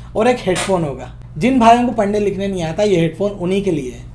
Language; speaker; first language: Hindi; non-native, local second language; Urdu